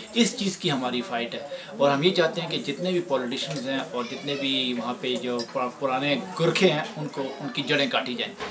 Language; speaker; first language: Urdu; non-native, local second language; Punjabi